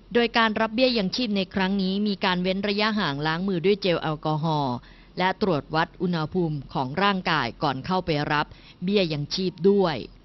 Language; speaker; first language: Thai; native; Thai